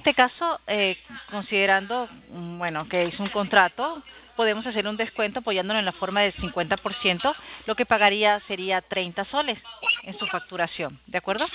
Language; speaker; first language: Spanish; native; Spanish